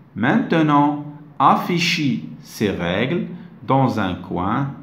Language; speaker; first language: French; non-native, local second language; Arabic